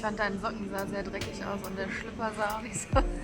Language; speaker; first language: German; native; German